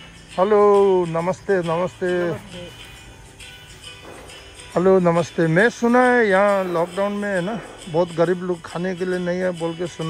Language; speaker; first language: Hindi; non-native, local second language; Tibetan